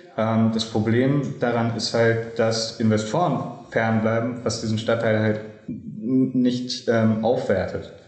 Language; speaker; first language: German; native; German